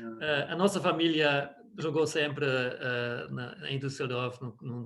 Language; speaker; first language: Portuguese; non-native, fluent; German